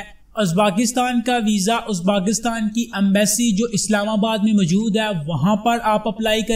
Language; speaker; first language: Hindi; non-native, local second language; Punjabi